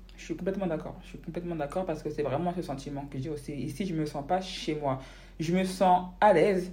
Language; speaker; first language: French; native; French